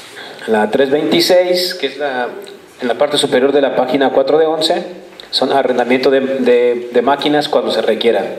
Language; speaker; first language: Spanish; native; Spanish